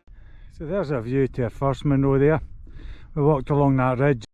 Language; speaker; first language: English; native; English